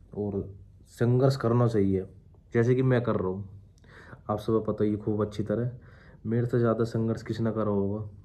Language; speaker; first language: Hindi; native; Hindi